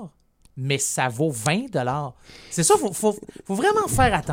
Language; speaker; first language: French; native; French